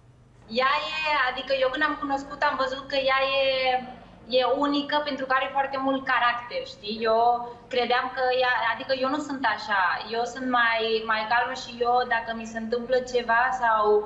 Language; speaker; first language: Romanian; early bilingual, heritage; Spanish